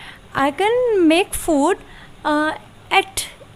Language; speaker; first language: English; non-native, learner; Hindi